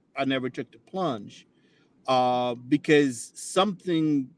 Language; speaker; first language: English; native; English